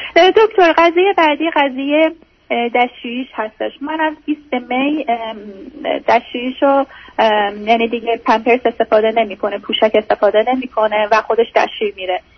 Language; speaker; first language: Persian; native; Persian